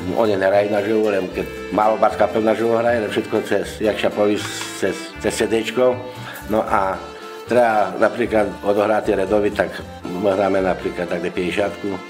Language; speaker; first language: Slovak; non-native, local second language; Rusyn